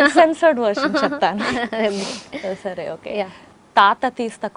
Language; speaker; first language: Telugu; non-native, learner; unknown